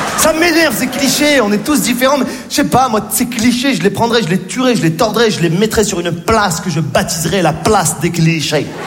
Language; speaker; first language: French; native; French